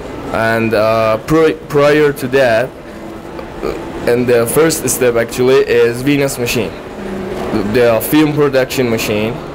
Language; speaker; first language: English; non-native, fluent; Persian